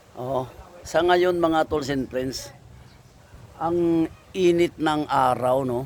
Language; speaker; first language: Filipino; non-native, local second language; Hiligaynon